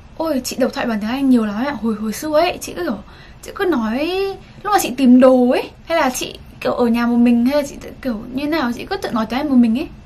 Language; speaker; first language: Vietnamese; native; Vietnamese